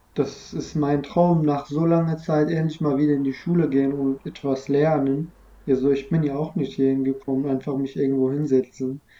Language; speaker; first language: German; non-native, fluent; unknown